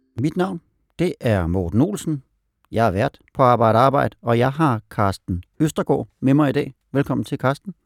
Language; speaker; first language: Danish; native; Danish